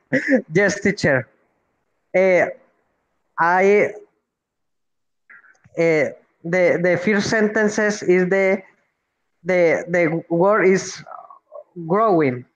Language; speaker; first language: English; non-native, learner; Spanish